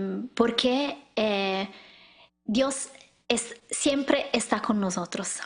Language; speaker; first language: Spanish; non-native, learner; Italian